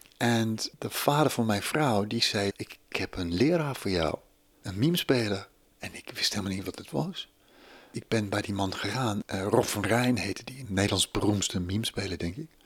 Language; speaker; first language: Dutch; non-native, fluent; English